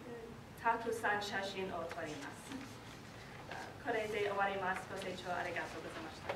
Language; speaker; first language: Japanese; non-native, learner; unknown